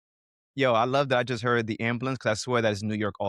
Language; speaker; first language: English; native; English